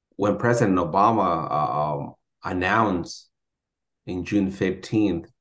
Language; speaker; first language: English; native; English